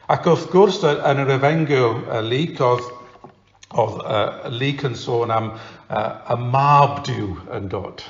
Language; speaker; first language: Welsh; non-native, fluent; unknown